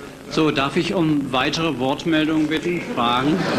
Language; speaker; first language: German; native; German